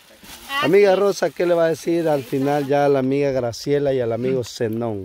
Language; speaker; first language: Spanish; native; Spanish